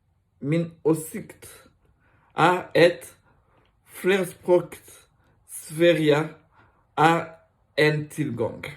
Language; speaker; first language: Swedish; non-native, learner; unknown